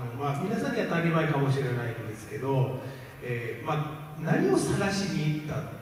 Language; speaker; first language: Japanese; non-native, fluent; Italian